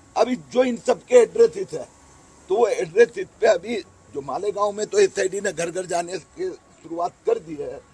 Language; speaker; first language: Hindi; non-native, local second language; Marathi